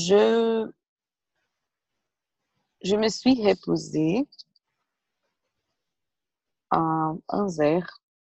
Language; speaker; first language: French; non-native, learner; Portuguese